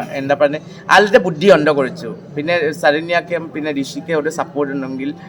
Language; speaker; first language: Malayalam; non-native, local second language; Assamese